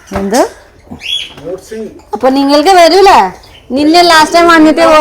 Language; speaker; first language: Malayalam; non-native, fluent; Nepali